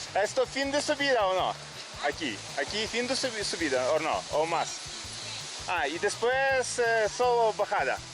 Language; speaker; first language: Spanish; non-native, learner; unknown